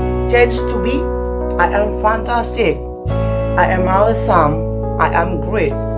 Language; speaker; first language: English; non-native, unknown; Indonesian